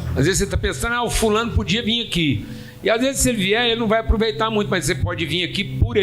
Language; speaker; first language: Portuguese; native; Portuguese